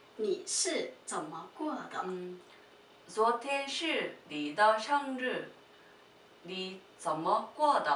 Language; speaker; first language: Chinese; non-native, learner; Korean